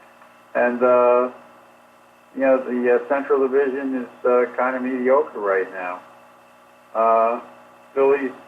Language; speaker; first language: English; native; English